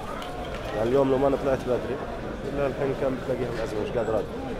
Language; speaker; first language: Arabic; native; Arabic